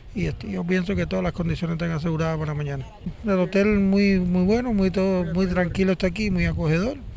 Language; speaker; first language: Spanish; native; Spanish